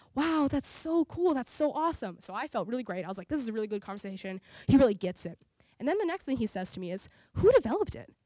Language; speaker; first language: English; native; English